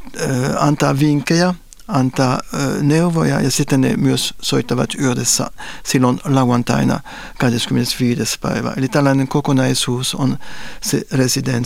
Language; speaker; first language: Finnish; non-native, fluent; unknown